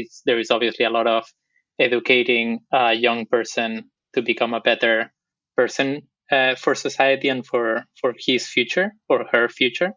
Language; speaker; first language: English; non-native, fluent; Spanish